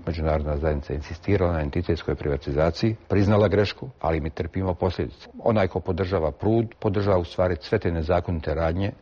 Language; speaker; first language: Bosnian; native; Bosnian